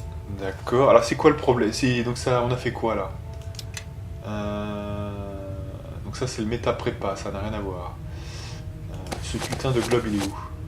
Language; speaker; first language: French; native; French